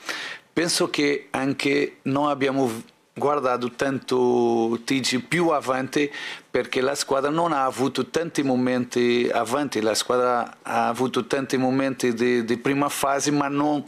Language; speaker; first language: Italian; non-native, fluent; Portuguese